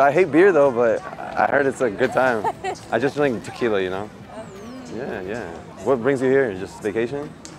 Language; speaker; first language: English; early bilingual, other home language; Spanish